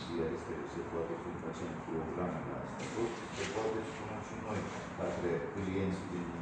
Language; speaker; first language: Romanian; non-native, learner; Turkish